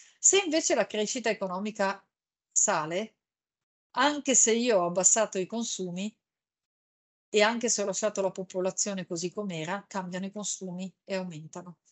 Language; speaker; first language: Italian; native; Italian